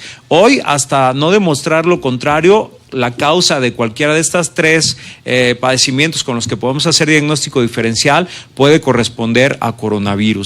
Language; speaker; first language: Spanish; native; Spanish